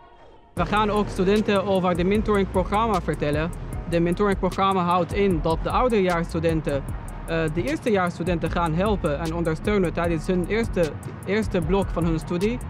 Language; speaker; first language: Dutch; non-native, fluent; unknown